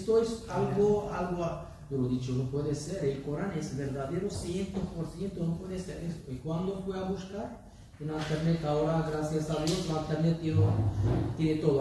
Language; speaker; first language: Spanish; non-native, learner; Arabic